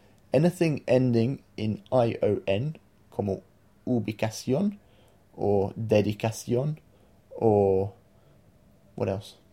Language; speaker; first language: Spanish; non-native, fluent; English